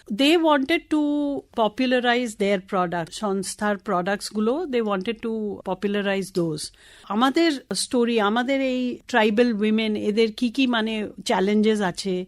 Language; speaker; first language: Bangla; non-native, local second language; Tamil